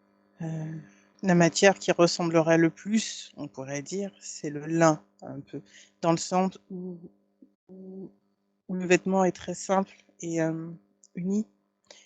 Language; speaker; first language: French; native; French